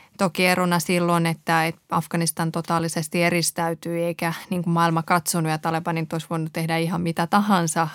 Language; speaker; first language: Finnish; early bilingual, other home language; Persian